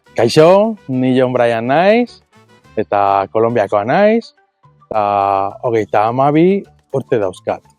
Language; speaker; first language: Basque; non-native, learner; Spanish